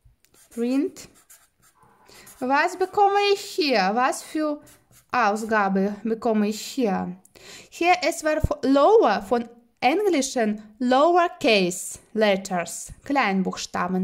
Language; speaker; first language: German; non-native, fluent; Russian